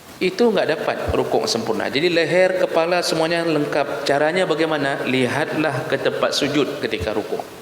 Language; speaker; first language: Malay; non-native, local second language; Achinese